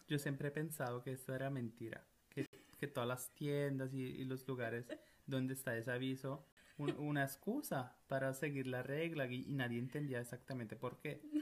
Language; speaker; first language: Spanish; non-native, fluent; Italian